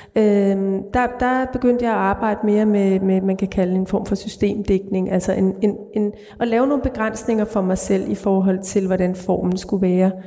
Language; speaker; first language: Danish; native; Danish